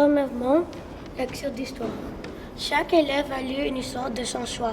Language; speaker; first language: French; non-native, local second language; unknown